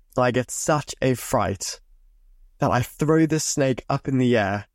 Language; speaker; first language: English; native; English